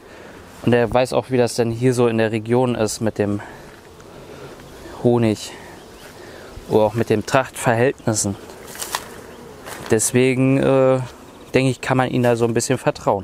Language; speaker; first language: German; native; German